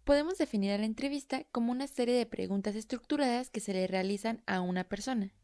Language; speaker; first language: Spanish; native; Spanish